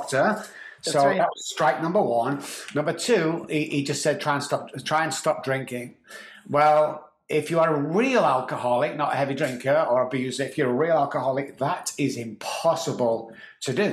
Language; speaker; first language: English; native; English